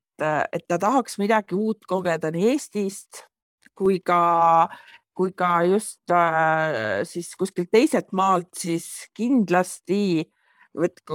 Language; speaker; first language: Estonian; native; Estonian